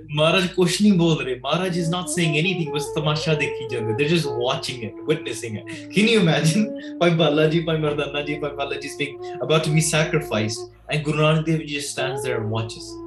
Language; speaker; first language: Punjabi; early bilingual, heritage; Punjabi